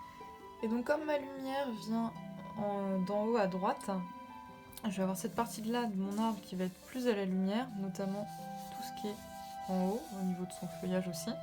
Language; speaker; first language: French; native; French